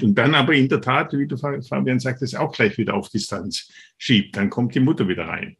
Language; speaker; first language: German; native; German